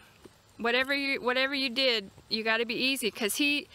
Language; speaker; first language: English; native; English